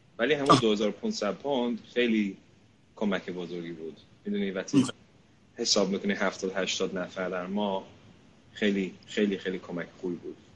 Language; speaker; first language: Persian; early bilingual, heritage; Persian